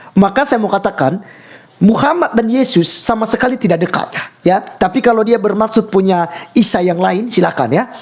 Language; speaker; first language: Indonesian; native; Indonesian